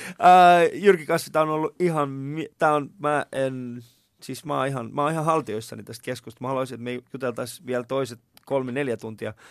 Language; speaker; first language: Finnish; non-native, fluent; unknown